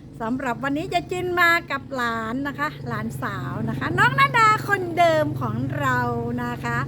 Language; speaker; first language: Thai; native; Thai